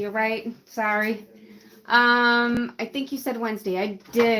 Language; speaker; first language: English; native; English